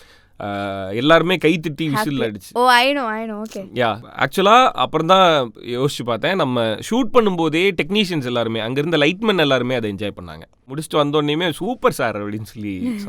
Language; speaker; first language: Tamil; native; Tamil